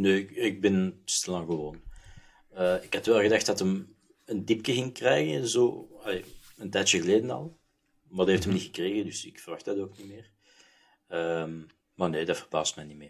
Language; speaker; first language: Dutch; native; Dutch